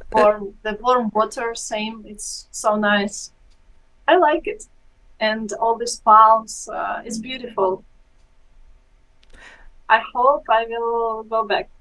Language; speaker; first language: English; non-native, fluent; Ukrainian